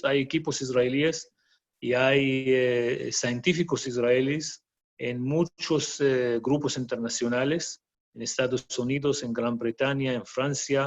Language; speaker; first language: Spanish; non-native, fluent; Arabic